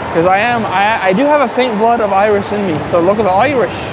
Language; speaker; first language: English; native; English